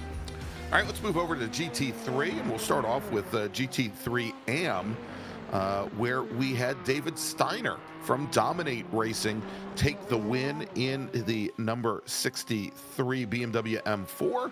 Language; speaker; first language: English; native; English